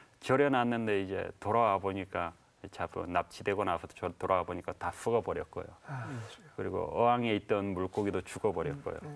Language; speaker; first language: Korean; native; Korean